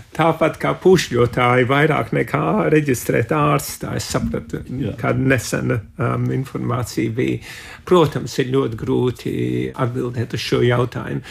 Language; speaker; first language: Latvian; early bilingual, heritage; Latvian